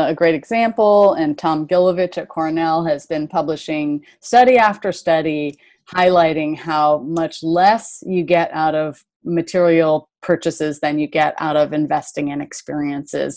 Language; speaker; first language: English; native; English